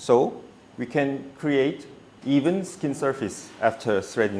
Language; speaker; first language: English; non-native, fluent; Korean